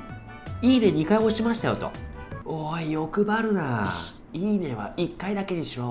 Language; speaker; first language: Japanese; native; Japanese